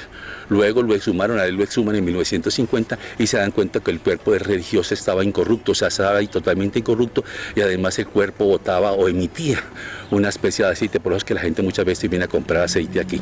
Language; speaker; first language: Spanish; native; Spanish